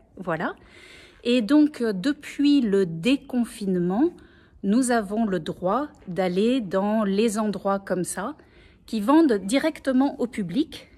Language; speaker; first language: French; native; French